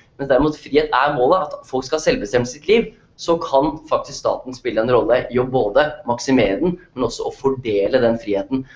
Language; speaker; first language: Norwegian; native; Norwegian